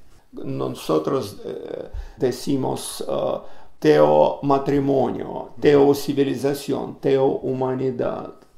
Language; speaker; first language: Spanish; non-native, learner; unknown